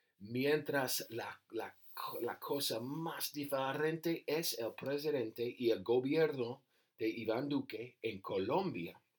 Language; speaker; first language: Spanish; non-native, learner; English